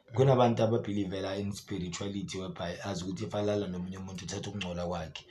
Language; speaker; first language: Zulu; native; Zulu